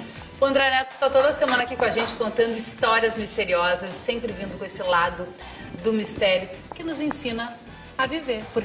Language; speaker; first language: Portuguese; native; Portuguese